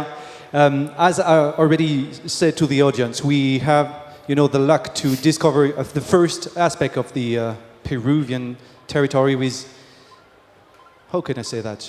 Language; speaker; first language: English; non-native, fluent; French